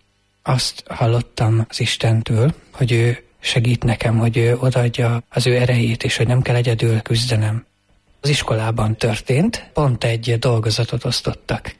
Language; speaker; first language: Hungarian; native; Hungarian